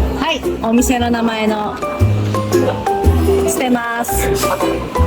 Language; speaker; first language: Japanese; non-native, local second language; Korean